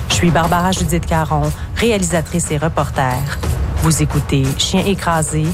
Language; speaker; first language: French; native; French